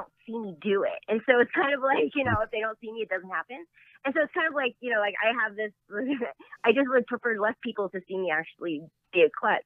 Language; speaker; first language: English; native; English